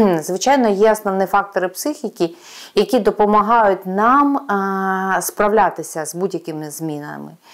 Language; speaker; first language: Ukrainian; non-native, local second language; Russian